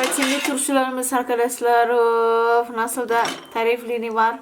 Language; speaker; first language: Turkish; non-native, learner; Indonesian